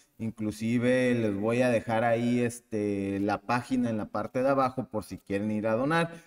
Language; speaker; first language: Spanish; native; Spanish